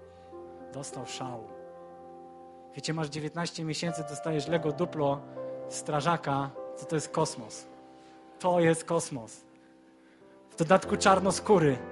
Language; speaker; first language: Polish; native; Polish